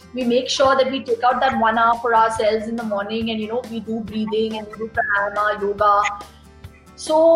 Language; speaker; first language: English; non-native, local second language; Tulu